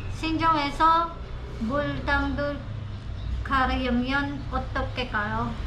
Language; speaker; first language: Korean; non-native, learner; Filipino